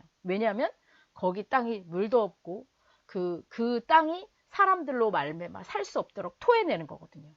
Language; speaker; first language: Korean; native; Korean